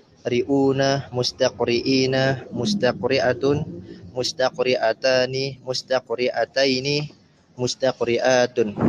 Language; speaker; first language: Arabic; non-native, learner; Indonesian